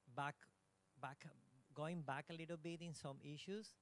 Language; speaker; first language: English; non-native, learner; Spanish